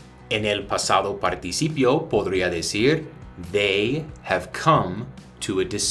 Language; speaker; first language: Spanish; non-native, fluent; English